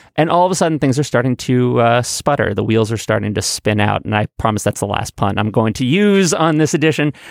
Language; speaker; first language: English; native; English